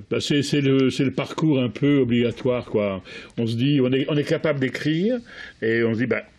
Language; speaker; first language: French; native; French